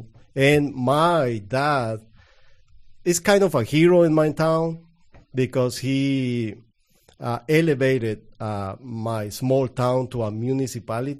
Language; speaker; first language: English; non-native, fluent; Spanish